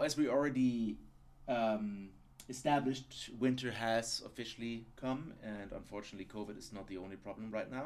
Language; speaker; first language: English; non-native, fluent; German